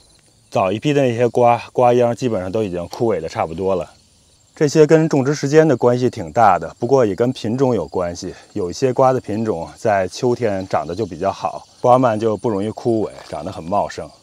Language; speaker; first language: Chinese; native; Chinese